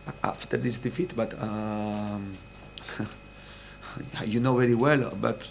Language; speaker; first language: English; non-native, fluent; Italian